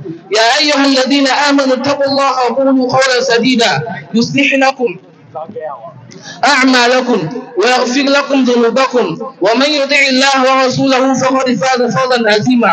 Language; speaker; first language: Arabic; non-native, learner; Hausa